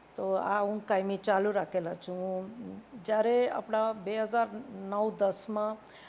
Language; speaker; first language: Gujarati; non-native, local second language; Tamil